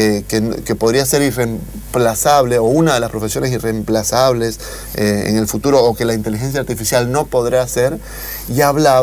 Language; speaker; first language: Spanish; native; Spanish